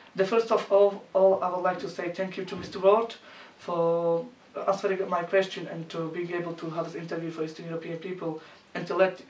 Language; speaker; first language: English; non-native, learner; Slovak